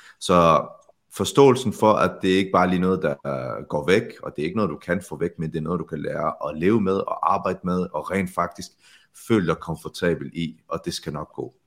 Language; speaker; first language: Danish; early bilingual, other home language; Arabic